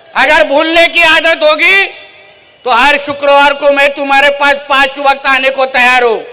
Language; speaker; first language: Hindi; non-native, local second language; Marathi